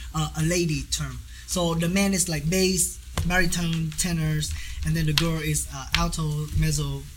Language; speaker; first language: English; non-native, learner; Vietnamese